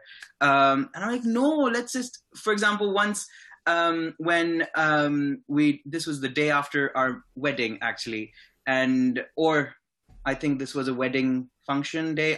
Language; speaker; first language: English; non-native, local second language; Urdu